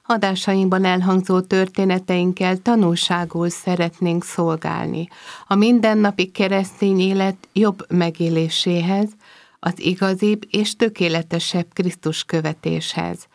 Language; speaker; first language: Hungarian; native; Hungarian